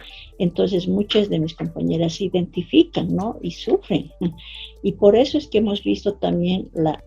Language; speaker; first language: Spanish; native; Spanish